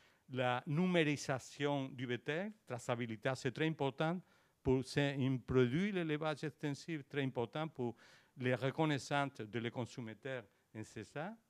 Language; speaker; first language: French; non-native, learner; Spanish